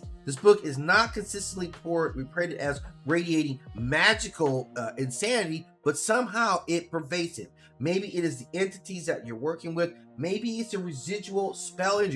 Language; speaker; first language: English; native; English